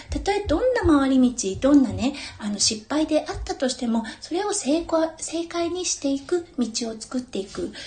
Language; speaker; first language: Japanese; native; Japanese